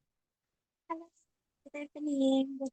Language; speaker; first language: English; non-native, learner; Indonesian